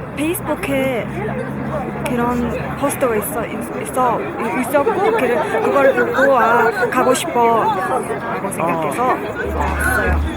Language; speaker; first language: Korean; non-native, learner; Mongolian